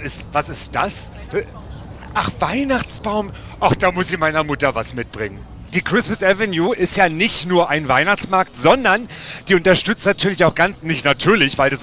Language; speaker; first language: German; native; German